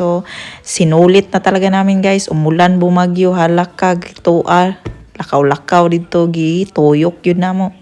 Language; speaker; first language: Filipino; non-native, local second language; Cebuano